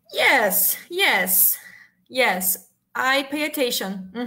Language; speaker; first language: English; non-native, learner; Portuguese